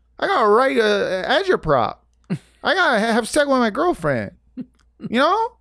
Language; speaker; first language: English; native; English